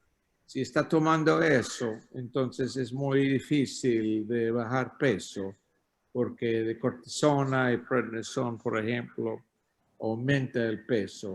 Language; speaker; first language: Spanish; non-native, learner; English